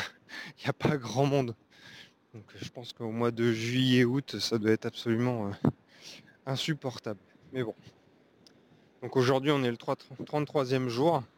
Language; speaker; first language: French; native; French